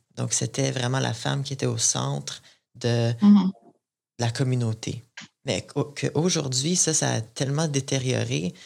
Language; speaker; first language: French; native; French